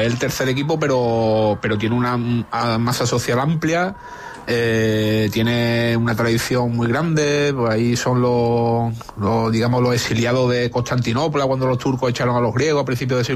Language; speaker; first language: Spanish; native; Spanish